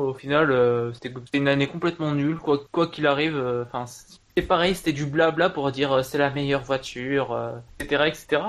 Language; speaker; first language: French; native; French